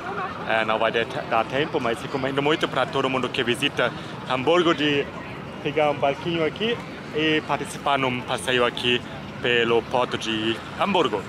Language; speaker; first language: Portuguese; non-native, fluent; German